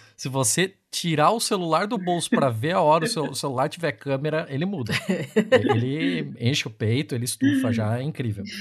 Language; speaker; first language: Portuguese; native; Portuguese